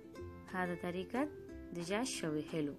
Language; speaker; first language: Arabic; non-native, learner; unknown